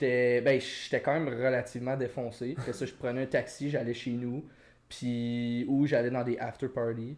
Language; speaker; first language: French; native; French